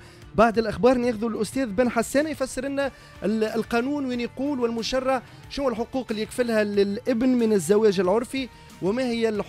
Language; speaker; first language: Arabic; native; Arabic